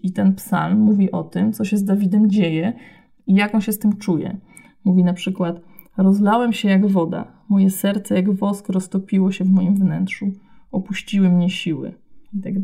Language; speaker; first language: Polish; native; Polish